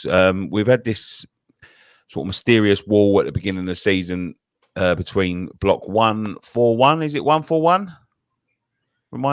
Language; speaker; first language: English; native; English